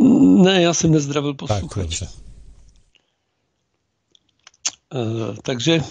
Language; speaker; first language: Czech; native; Czech